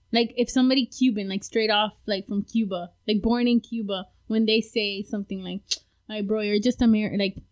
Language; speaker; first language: English; early bilingual, other home language; Spanish